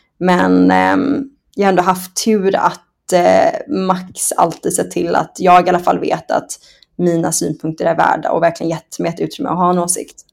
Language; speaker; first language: Swedish; early bilingual, other home language; Persian